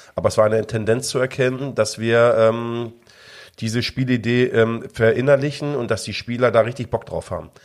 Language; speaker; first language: German; native; German